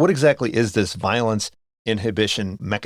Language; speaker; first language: English; native; English